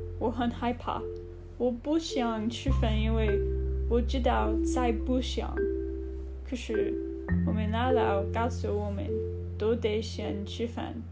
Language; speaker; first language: Chinese; non-native, learner; English